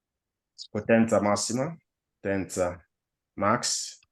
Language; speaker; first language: Italian; non-native, fluent; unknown